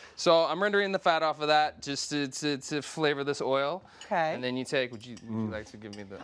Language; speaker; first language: English; native; English